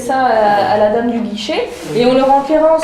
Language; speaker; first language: French; native; French